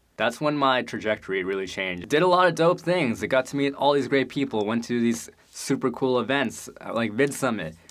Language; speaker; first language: English; native; English